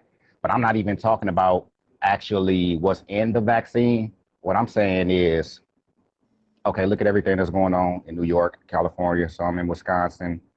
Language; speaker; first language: English; native; English